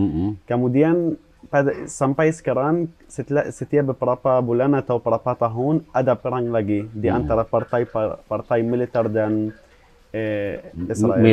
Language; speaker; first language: Indonesian; non-native, fluent; Arabic